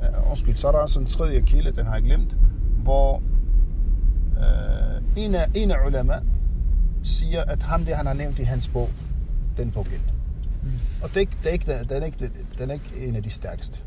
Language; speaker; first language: Danish; non-native, fluent; Arabic